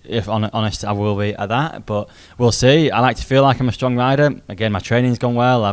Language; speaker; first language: English; native; English